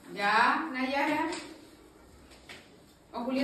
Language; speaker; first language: Spanish; native; Spanish